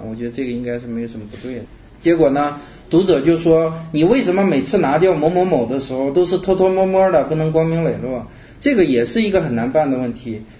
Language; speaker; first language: Chinese; native; Chinese